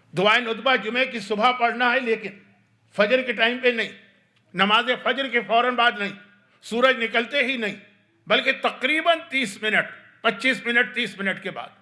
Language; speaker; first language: Urdu; native; Urdu